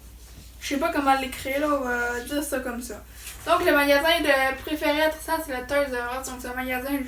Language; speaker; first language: French; native; French